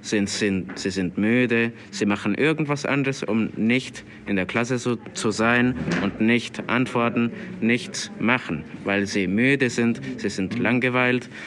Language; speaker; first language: German; non-native, learner; Spanish